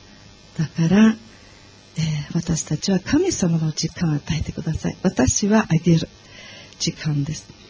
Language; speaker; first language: Japanese; non-native, learner; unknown